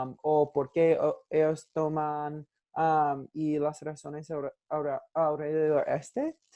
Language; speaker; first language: Spanish; non-native, learner; English